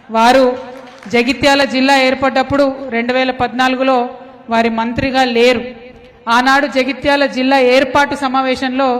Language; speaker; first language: Telugu; native; Telugu